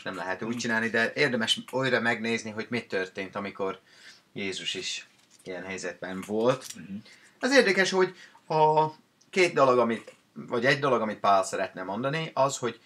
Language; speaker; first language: Hungarian; non-native, fluent; English